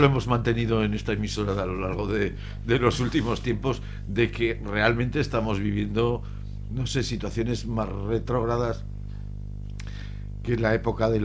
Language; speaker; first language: Spanish; native; Spanish